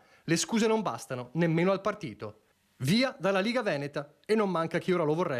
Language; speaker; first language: Italian; native; Italian